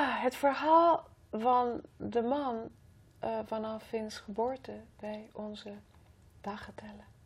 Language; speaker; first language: Dutch; non-native, fluent; Greek